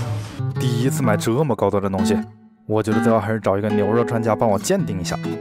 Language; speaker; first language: Chinese; native; Chinese